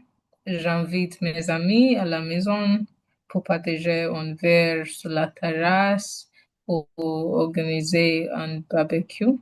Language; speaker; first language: French; non-native, learner; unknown